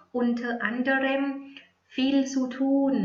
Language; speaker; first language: German; non-native, learner; Thai